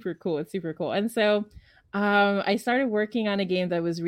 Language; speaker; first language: English; non-native, local second language; Filipino